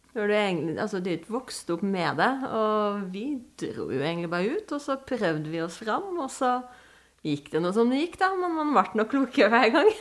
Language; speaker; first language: Norwegian; early bilingual, other home language; Dutch